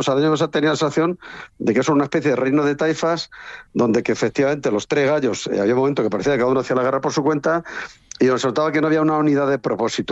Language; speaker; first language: Spanish; native; Spanish